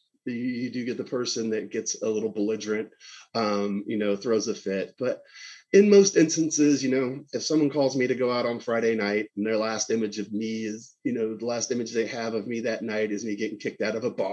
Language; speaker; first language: English; native; English